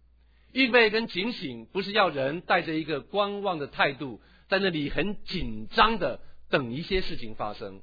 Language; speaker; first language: Chinese; native; Chinese